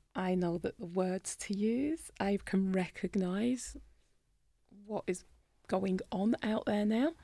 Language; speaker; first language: English; native; English